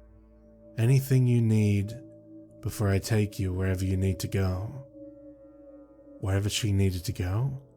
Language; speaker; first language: English; native; English